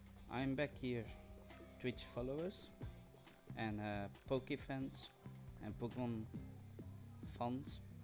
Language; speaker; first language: English; non-native, learner; Dutch